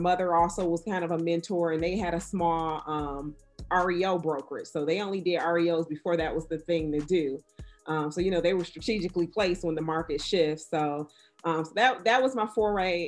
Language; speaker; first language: English; native; English